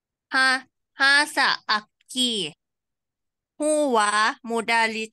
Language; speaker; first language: Arabic; non-native, learner; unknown